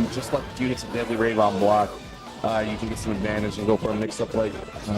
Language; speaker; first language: English; native; English